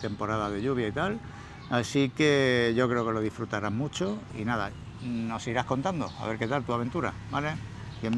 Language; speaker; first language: Spanish; native; Spanish